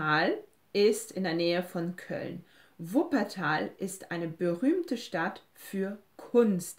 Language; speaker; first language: German; non-native, fluent; French